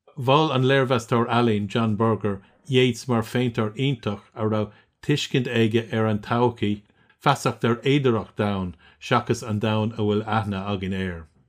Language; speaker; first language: Irish; non-native, local second language; English